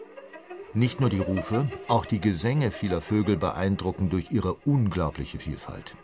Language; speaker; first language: German; native; German